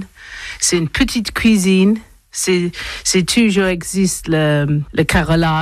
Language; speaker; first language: French; non-native, learner; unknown